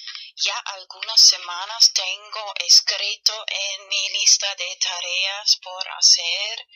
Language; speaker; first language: Spanish; non-native, fluent; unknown